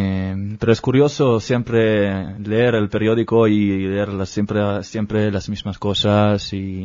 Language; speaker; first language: Spanish; non-native, learner; Hebrew